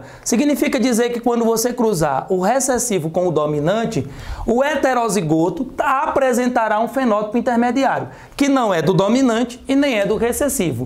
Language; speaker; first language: Portuguese; native; Portuguese